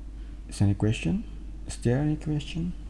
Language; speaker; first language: English; non-native, fluent; Indonesian